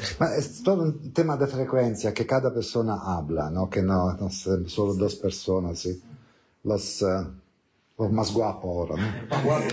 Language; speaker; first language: Spanish; non-native, learner; Italian